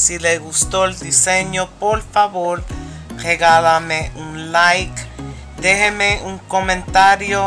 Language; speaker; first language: Spanish; early bilingual, heritage; Spanish